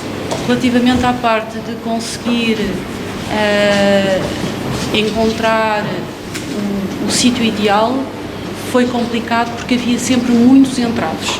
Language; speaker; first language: Portuguese; native; Portuguese